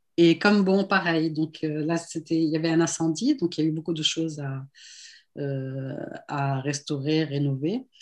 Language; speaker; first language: French; non-native, local second language; Arabic